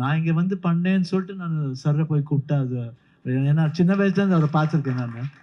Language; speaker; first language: Tamil; non-native, fluent; Kannada